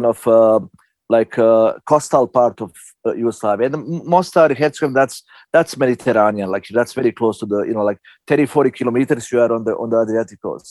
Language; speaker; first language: English; non-native, fluent; Bosnian